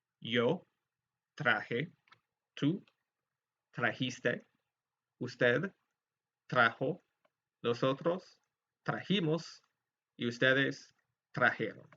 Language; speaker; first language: Spanish; non-native, fluent; English